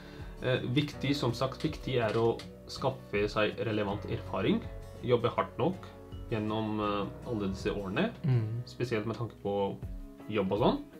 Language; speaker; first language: Norwegian; early bilingual, other home language; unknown